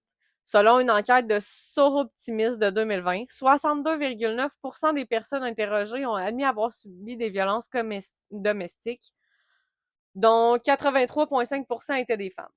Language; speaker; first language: French; native; French